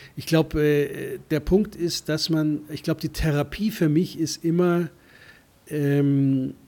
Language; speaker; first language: German; native; German